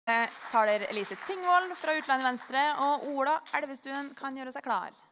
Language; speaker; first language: Norwegian; native; Norwegian